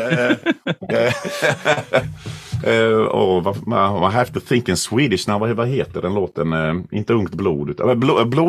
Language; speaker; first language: English; non-native, fluent; Swedish